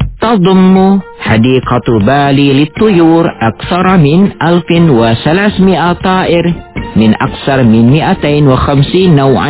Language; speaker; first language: Arabic; non-native, fluent; Indonesian